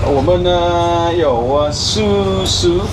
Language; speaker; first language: Chinese; non-native, learner; Vietnamese